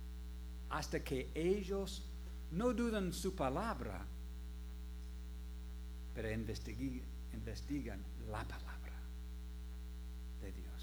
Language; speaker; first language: Spanish; non-native, fluent; English